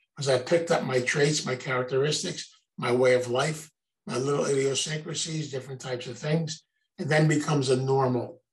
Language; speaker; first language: English; native; English